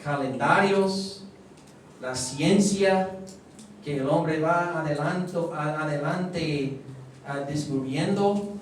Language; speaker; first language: Spanish; non-native, fluent; English